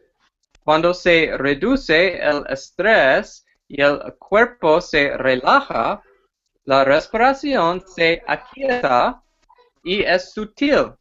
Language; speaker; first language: Spanish; non-native, fluent; English